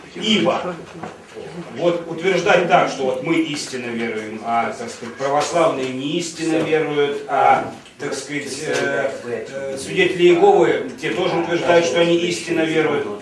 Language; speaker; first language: Russian; native; Russian